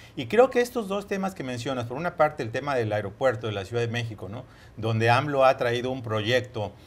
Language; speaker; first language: Spanish; native; Spanish